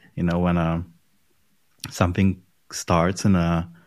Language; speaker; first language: English; non-native, fluent; Polish